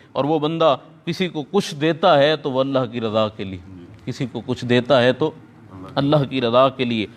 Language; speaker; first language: Urdu; non-native, local second language; Punjabi